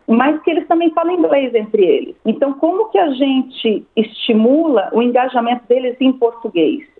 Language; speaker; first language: Portuguese; native; Portuguese